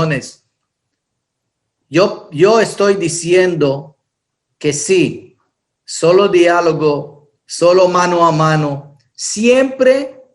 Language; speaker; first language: Spanish; non-native, fluent; Hebrew